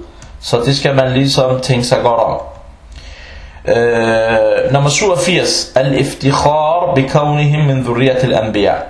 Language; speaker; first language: Danish; early bilingual, other home language; Arabic